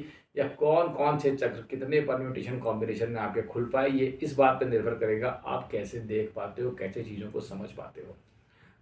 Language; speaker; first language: Hindi; native; Hindi